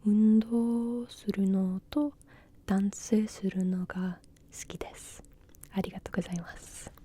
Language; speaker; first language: Japanese; non-native, learner; English